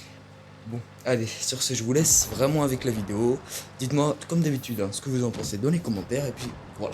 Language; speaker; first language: French; native; French